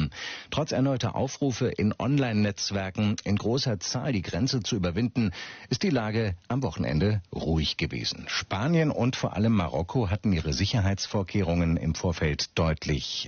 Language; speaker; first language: German; native; German